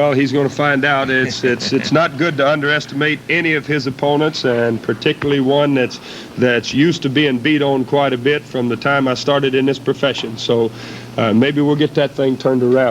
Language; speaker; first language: English; native; English